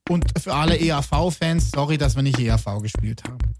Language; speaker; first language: German; native; German